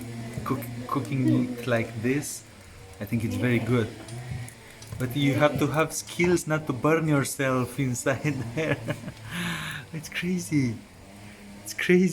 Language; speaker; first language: English; non-native, learner; Romanian